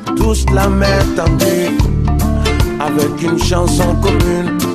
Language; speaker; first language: English; non-native, fluent; Dutch